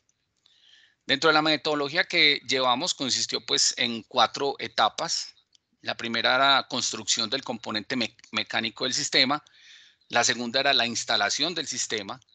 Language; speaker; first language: Spanish; native; Spanish